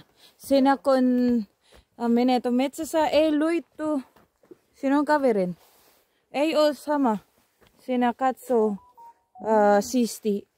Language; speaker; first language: Finnish; non-native, learner; Filipino